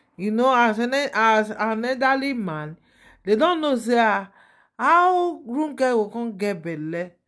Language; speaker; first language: Nigerian Pidgin; native; Nigerian Pidgin